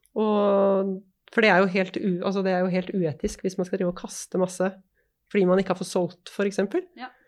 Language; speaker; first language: Norwegian; native; Norwegian